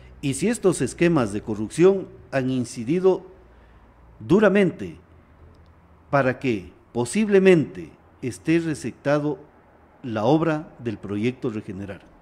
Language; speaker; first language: Spanish; native; Spanish